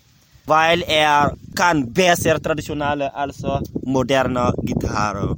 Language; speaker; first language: German; non-native, learner; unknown